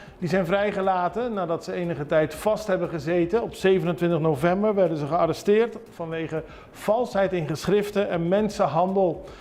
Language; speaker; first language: Dutch; non-native, local second language; Papiamento